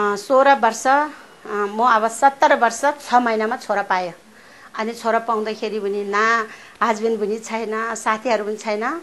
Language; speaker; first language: Nepali; non-native, local second language; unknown